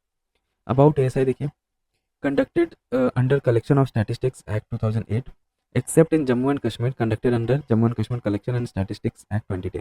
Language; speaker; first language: English; non-native, local second language; Hindi